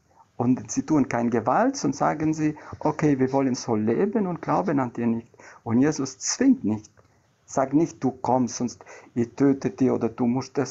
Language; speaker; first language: German; non-native, learner; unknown